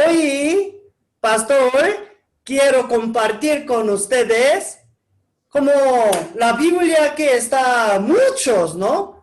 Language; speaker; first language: Spanish; non-native, learner; Korean